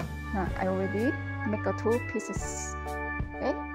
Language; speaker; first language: English; non-native, learner; Indonesian